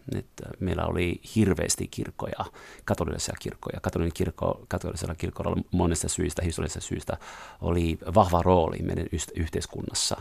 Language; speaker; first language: Finnish; non-native, fluent; French